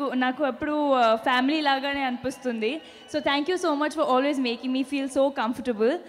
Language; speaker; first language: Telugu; non-native, fluent; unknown